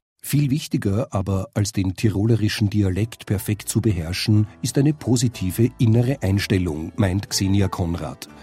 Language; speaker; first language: German; native; German